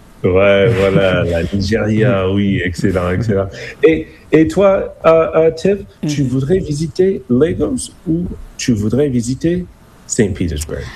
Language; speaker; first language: French; non-native, fluent; English